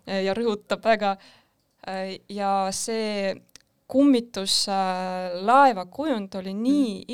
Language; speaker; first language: Estonian; non-native, local second language; Russian